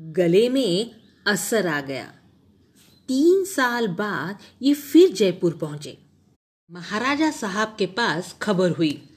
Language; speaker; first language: Hindi; non-native, local second language; Marathi